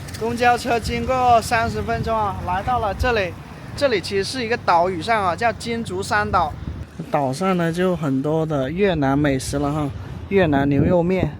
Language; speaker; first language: Chinese; native; Chinese